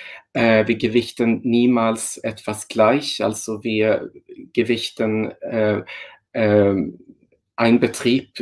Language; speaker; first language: German; non-native, fluent; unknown